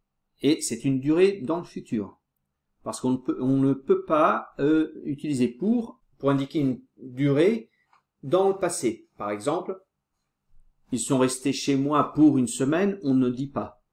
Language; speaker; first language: French; non-native, fluent; Portuguese